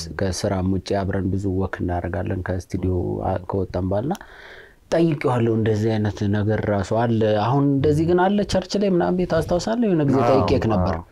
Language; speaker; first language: Amharic; native; Amharic